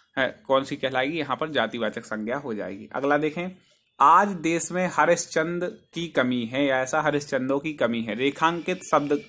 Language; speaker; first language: Hindi; native; Hindi